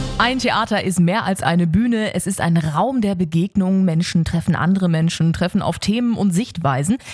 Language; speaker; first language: German; native; German